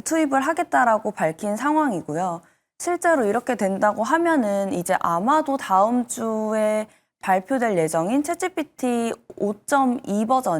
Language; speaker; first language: Korean; native; Korean